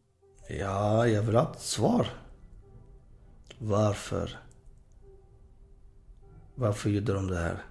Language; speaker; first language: Swedish; non-native, fluent; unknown